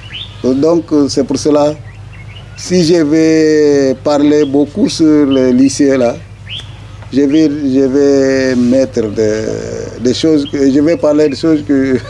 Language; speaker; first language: French; non-native, fluent; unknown